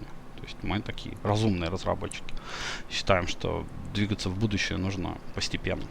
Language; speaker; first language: Russian; native; Russian